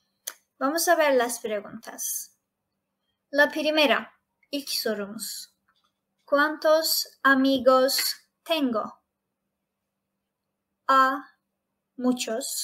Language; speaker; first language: Spanish; non-native, fluent; Turkish